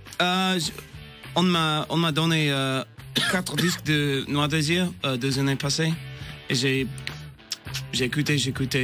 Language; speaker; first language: French; non-native, learner; English